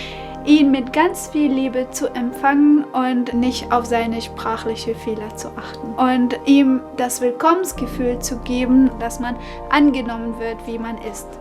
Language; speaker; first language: German; non-native, fluent; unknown